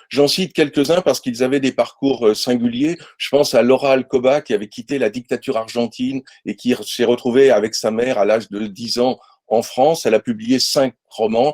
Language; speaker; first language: French; native; French